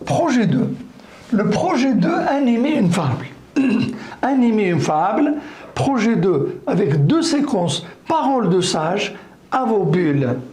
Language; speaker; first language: French; non-native, local second language; Arabic